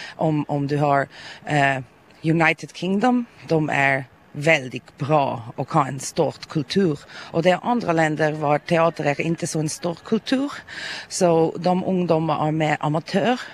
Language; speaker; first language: Swedish; non-native, learner; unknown